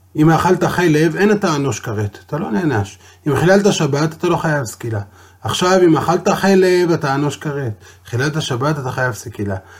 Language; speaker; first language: Hebrew; native; Hebrew